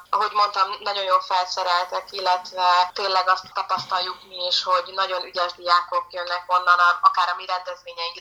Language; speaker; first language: Hungarian; native; Hungarian